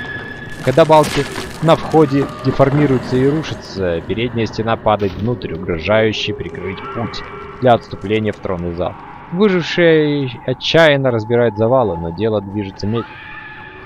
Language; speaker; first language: Russian; native; Russian